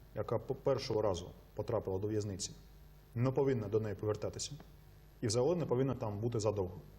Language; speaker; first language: Ukrainian; non-native, fluent; Russian